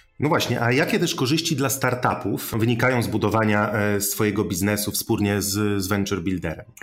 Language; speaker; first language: Polish; native; Polish